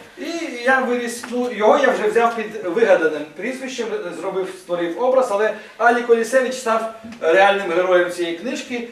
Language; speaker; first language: Ukrainian; non-native, local second language; Russian